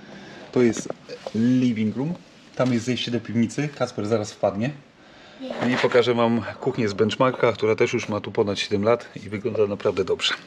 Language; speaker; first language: Polish; native; Polish